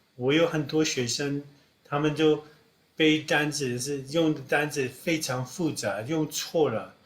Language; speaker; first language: Chinese; non-native, fluent; English